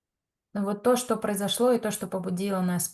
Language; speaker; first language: Russian; native; Russian